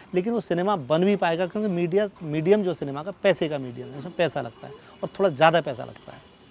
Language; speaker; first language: Hindi; native; Hindi